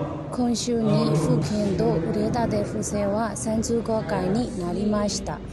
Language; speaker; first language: Japanese; non-native, learner; Burmese